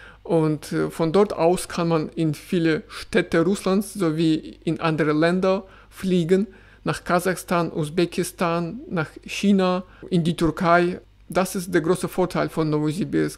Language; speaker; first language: German; non-native, fluent; Russian